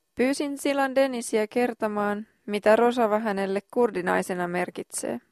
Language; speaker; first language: Finnish; native; Finnish